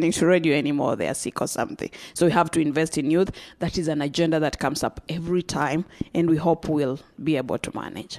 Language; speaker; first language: English; non-native, local second language; Luyia